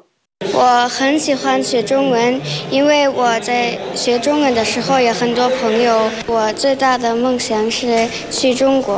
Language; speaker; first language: Chinese; non-native, learner; German